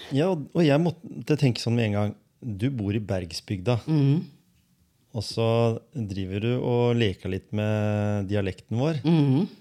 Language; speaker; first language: Norwegian; native; Norwegian